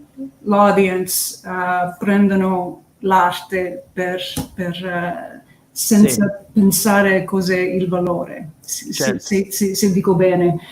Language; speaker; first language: Italian; early bilingual, heritage; English